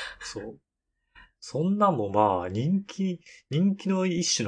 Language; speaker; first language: Japanese; native; Japanese